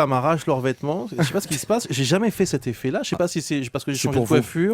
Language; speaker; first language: French; native; French